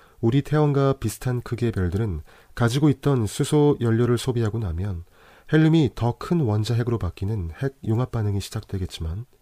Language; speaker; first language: Korean; native; Korean